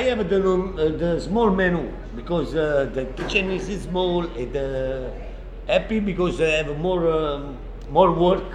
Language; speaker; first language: English; non-native, learner; Italian